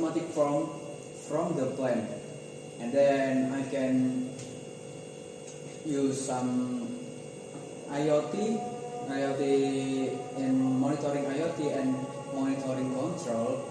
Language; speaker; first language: English; non-native, learner; Indonesian